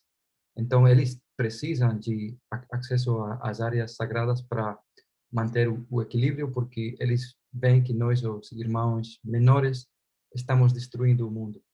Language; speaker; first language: Portuguese; non-native, fluent; Spanish